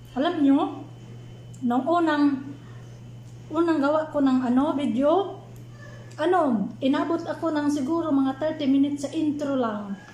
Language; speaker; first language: Filipino; non-native, local second language; Cebuano